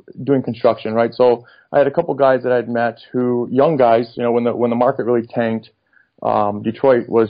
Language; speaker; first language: English; native; English